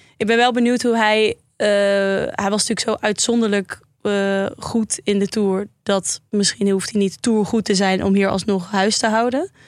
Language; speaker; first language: Dutch; native; Dutch